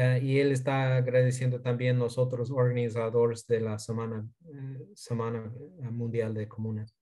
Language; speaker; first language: Spanish; non-native, fluent; English